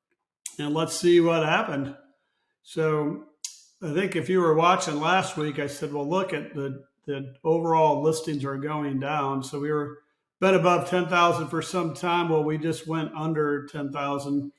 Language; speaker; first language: English; native; English